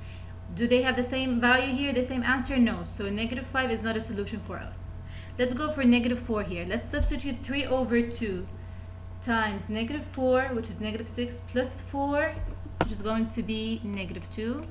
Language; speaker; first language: English; non-native, fluent; Arabic